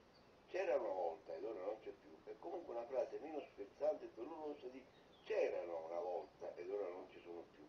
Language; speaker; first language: Italian; native; Italian